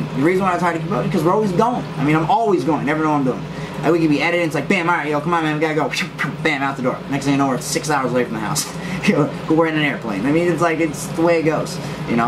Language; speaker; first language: English; native; English